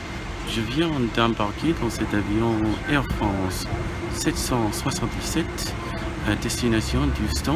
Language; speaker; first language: French; non-native, learner; English